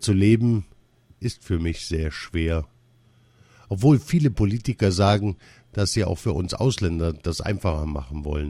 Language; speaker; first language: German; early bilingual, other home language; Arabic